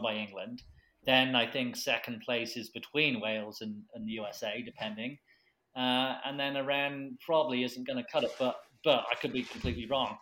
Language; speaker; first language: English; native; English